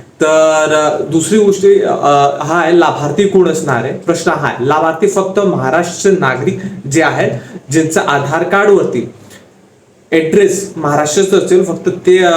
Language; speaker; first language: Marathi; non-native, local second language; Hindi